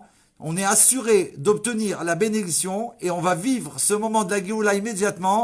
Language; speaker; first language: French; native; French